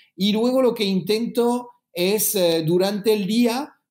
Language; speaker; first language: Spanish; early bilingual, heritage; French